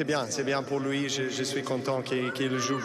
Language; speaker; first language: French; non-native, learner; Serbian